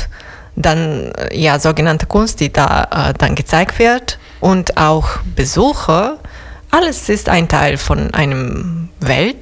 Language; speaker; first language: German; non-native, fluent; Serbian